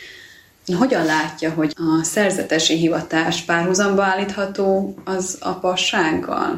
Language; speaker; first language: Hungarian; native; Hungarian